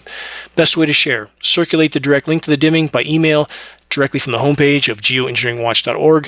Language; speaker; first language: English; native; English